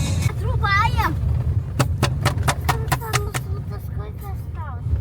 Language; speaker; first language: Russian; non-native, local second language; Yakut